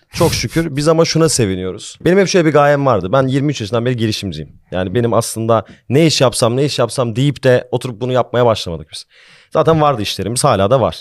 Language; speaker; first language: Turkish; early bilingual, heritage; Turkish